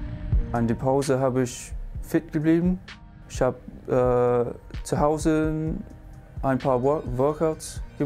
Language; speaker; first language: German; non-native, learner; Serbian